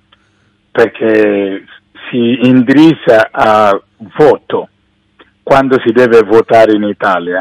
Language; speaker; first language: Italian; non-native, fluent; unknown